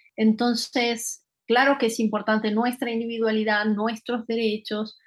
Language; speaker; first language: Spanish; native; Spanish